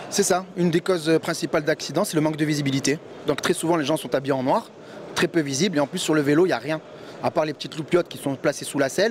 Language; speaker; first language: French; native; French